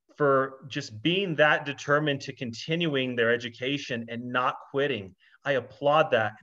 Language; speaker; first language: English; native; English